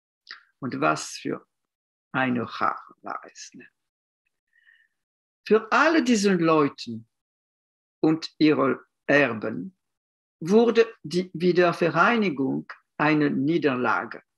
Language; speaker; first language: German; non-native, fluent; French